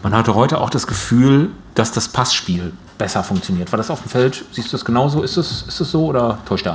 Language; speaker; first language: German; native; German